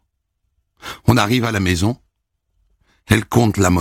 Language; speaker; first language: French; native; French